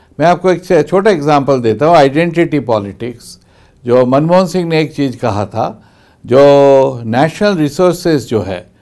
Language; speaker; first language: Hindi; non-native, local second language; Bangla